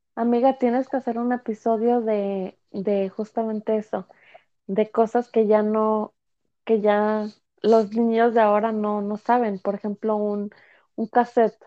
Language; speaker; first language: Spanish; native; Spanish